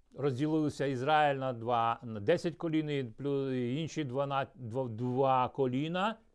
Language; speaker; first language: Ukrainian; early bilingual, other home language; Russian